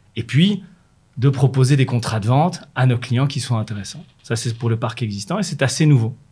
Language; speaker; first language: French; native; French